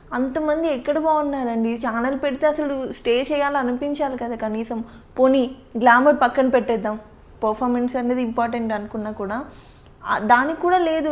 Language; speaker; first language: Telugu; native; Telugu